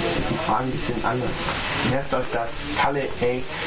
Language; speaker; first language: German; native; German